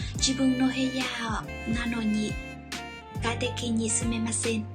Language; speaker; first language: Japanese; non-native, learner; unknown